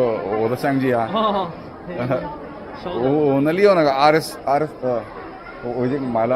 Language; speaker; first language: Chinese; non-native, fluent; Kannada